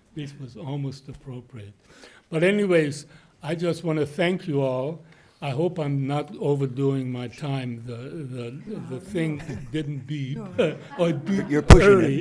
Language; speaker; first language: English; non-native, fluent; German